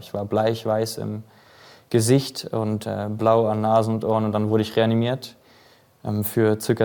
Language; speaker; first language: German; native; German